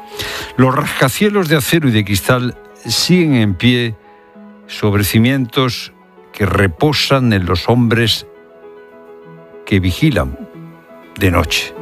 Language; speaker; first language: Spanish; native; Spanish